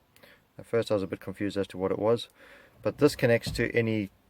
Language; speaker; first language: English; native; English